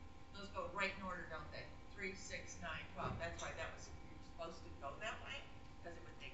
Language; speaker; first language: English; native; English